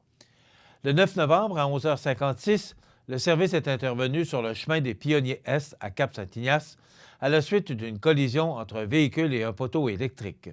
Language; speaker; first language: French; native; French